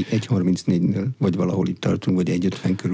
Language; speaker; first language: Hungarian; native; Hungarian